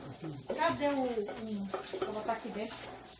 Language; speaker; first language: Portuguese; native; Portuguese